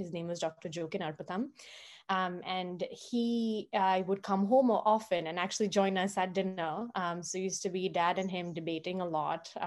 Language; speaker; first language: English; non-native, local second language; Hindi